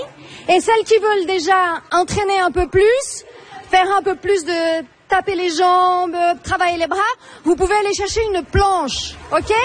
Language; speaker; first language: French; native; French